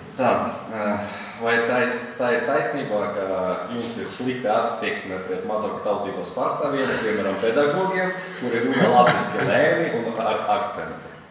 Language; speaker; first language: Latvian; non-native, local second language; Russian